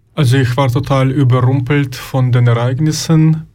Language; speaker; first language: German; non-native, fluent; Ukrainian